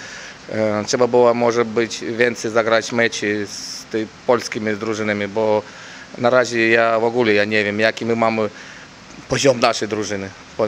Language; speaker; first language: Polish; non-native, learner; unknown